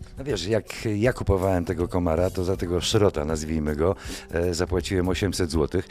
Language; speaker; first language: Polish; native; Polish